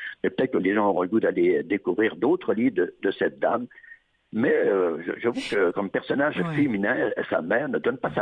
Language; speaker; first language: French; native; French